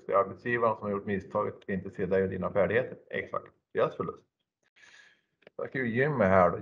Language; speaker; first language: Swedish; native; Swedish